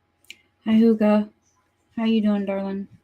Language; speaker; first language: English; native; English